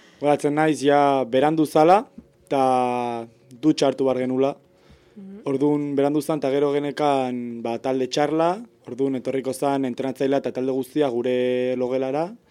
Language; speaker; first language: Basque; native; Basque